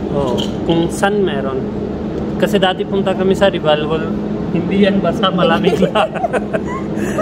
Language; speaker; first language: Filipino; non-native, learner; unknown